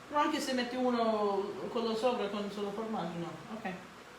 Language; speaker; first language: Italian; early bilingual, heritage; Italian